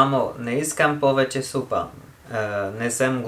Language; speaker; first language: Bulgarian; non-native, learner; English